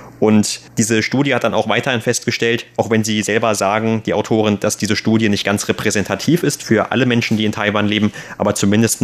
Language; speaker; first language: German; native; German